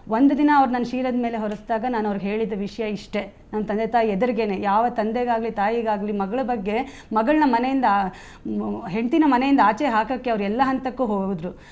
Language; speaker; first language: Kannada; native; Kannada